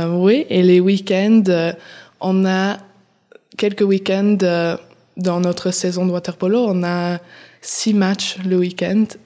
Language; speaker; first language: French; early bilingual, heritage; English